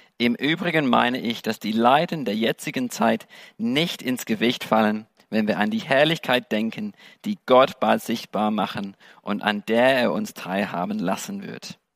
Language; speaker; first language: German; non-native, fluent; English